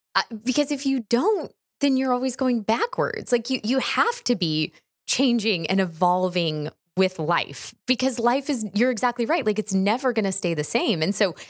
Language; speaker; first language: English; native; English